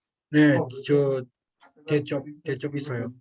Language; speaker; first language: Korean; non-native, learner; Indonesian